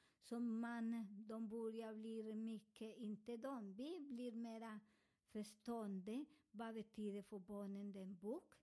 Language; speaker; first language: Swedish; non-native, learner; Spanish